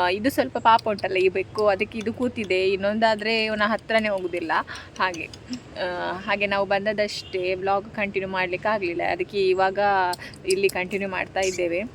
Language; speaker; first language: Kannada; non-native, local second language; Tulu